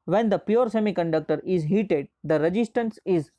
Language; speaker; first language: English; non-native, local second language; Gujarati